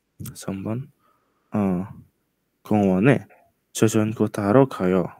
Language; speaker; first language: Korean; non-native, learner; Indonesian